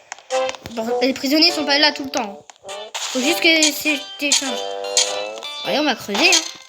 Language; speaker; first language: French; native; French